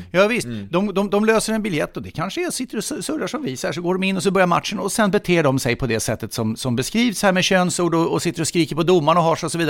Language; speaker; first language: Swedish; native; Swedish